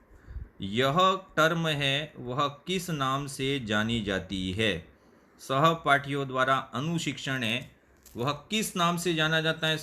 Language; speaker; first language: Hindi; native; Hindi